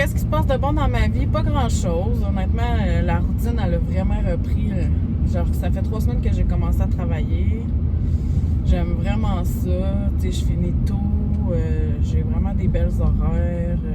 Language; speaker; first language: French; native; French